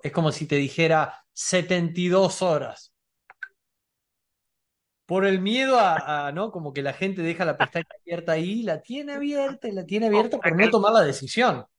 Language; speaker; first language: Spanish; native; Spanish